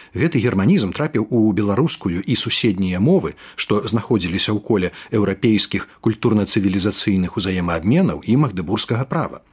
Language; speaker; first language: Belarusian; native; Belarusian